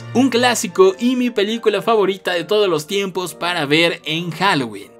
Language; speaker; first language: Spanish; native; Spanish